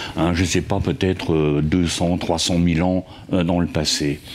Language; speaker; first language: French; native; French